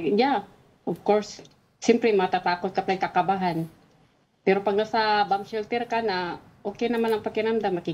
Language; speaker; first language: Filipino; non-native, local second language; Cebuano